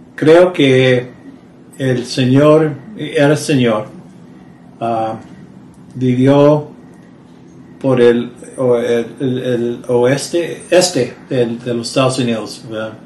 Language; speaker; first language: Spanish; early bilingual, heritage; Spanish